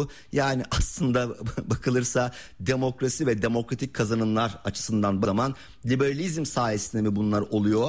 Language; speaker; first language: Turkish; native; Turkish